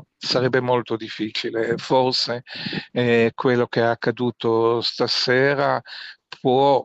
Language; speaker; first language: Italian; non-native, fluent; Hebrew